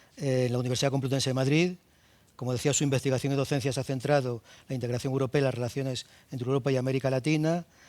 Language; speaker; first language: Spanish; native; Spanish